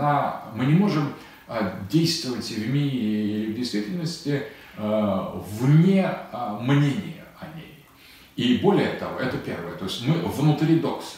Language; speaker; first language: Russian; native; Russian